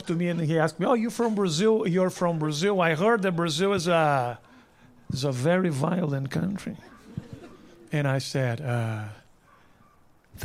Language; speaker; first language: English; non-native, fluent; Portuguese